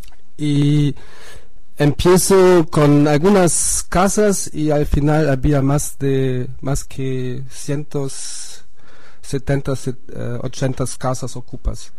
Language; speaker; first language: Spanish; non-native, fluent; German